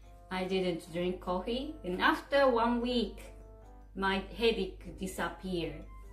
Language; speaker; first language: English; non-native, learner; Japanese